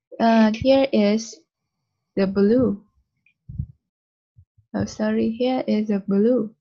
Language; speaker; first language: English; non-native, learner; Vietnamese